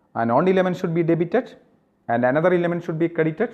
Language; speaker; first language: English; non-native, local second language; Malayalam